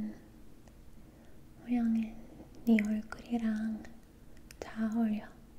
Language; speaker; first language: Korean; non-native, learner; English